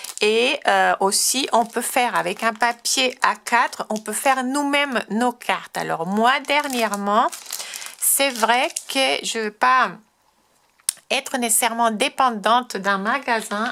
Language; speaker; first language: French; non-native, fluent; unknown